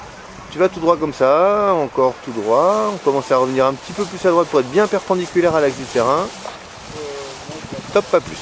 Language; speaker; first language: French; native; French